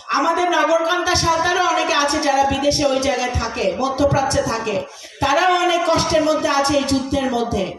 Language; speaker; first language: Bangla; native; Bangla